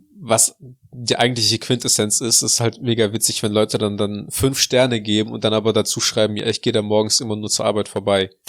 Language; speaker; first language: German; early bilingual, other home language; Russian